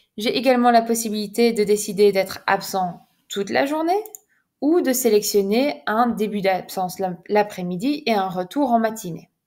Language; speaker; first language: French; native; French